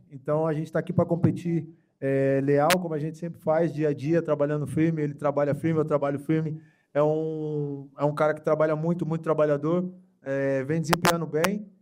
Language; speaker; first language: Portuguese; native; Portuguese